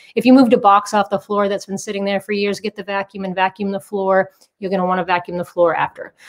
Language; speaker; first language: English; native; English